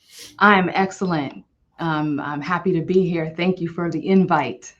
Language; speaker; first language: English; native; English